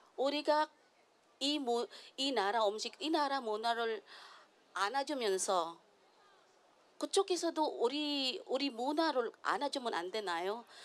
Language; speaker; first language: Korean; non-native, fluent; Filipino